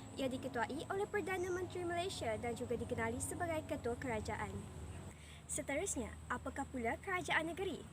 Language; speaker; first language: Malay; native; Malay